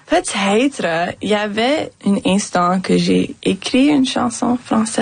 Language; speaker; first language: French; non-native, local second language; English